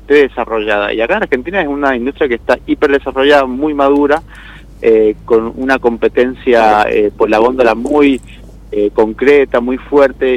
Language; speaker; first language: Spanish; native; Spanish